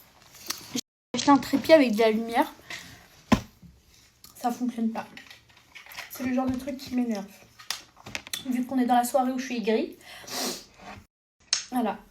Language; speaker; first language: French; native; French